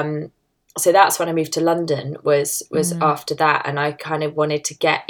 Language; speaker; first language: English; native; English